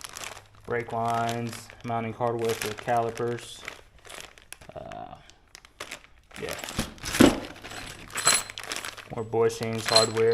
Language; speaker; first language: English; native; English